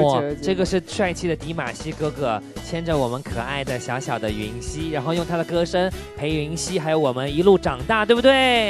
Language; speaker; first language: Chinese; native; Chinese